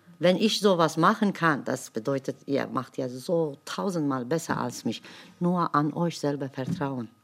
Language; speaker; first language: German; non-native, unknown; Kurdish